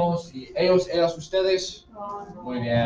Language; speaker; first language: Spanish; non-native, fluent; English